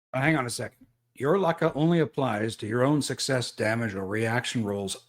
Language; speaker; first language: English; native; English